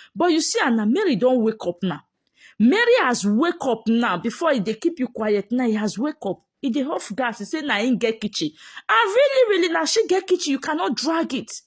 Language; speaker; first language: Nigerian Pidgin; native; Nigerian Pidgin